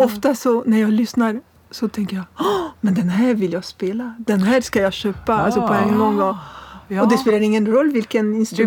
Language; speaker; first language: Swedish; non-native, fluent; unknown